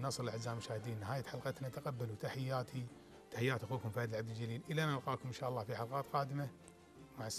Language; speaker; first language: Arabic; native; Arabic